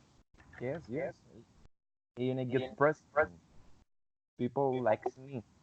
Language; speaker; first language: English; non-native, learner; Spanish